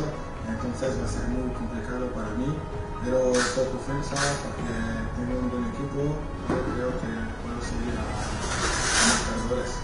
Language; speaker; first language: Spanish; non-native, fluent; French